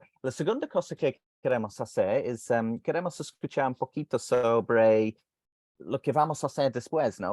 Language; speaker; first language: Spanish; non-native, fluent; English